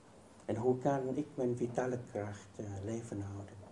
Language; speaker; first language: Dutch; non-native, fluent; Vietnamese